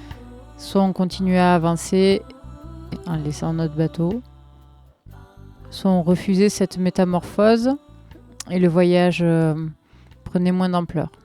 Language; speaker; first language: French; native; French